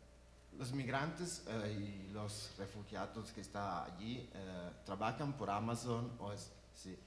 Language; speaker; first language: Spanish; non-native, learner; Italian